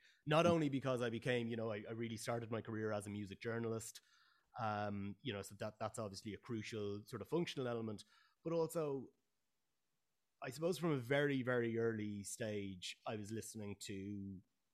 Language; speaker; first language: English; native; English